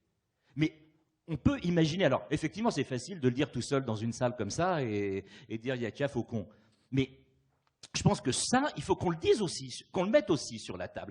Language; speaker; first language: French; native; French